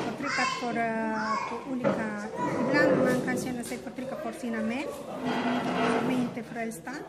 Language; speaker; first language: Swedish; non-native, learner; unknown